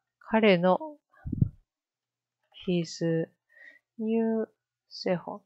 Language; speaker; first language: English; non-native, learner; Japanese